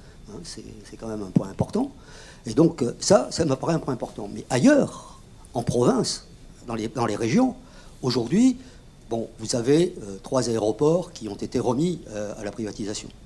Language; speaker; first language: French; native; French